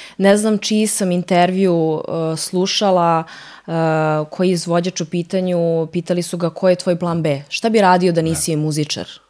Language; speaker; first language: Serbian; early bilingual, heritage; Serbian